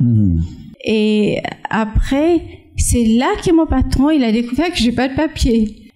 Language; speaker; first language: French; non-native, fluent; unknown